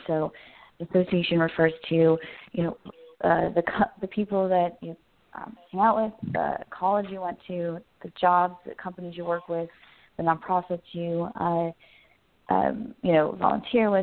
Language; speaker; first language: English; native; English